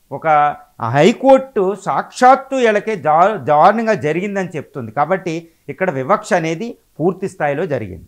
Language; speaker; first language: Telugu; native; Telugu